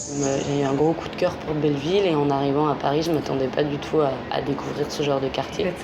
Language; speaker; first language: French; native; French